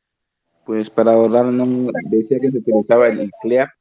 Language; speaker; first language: Spanish; native; Spanish